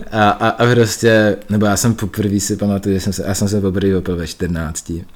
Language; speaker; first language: Czech; early bilingual, other home language; Russian